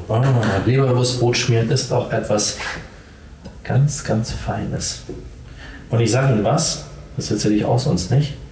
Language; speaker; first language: German; native; German